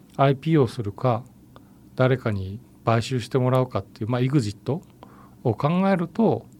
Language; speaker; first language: Japanese; native; Japanese